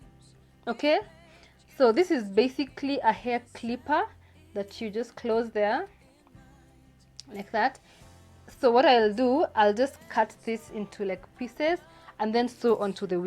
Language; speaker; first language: English; non-native, local second language; Swahili